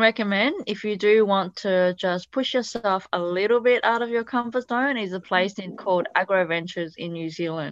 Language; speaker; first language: English; non-native, fluent; Italian